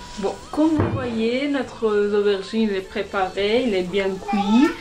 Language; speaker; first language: French; non-native, fluent; Persian